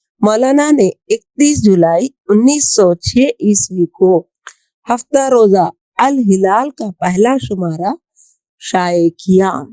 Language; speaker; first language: Urdu; native; Urdu